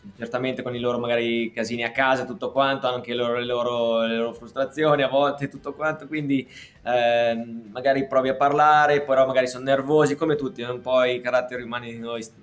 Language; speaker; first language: Italian; native; Italian